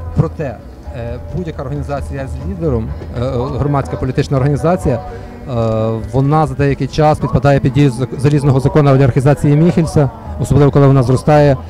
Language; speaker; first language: Ukrainian; native; Ukrainian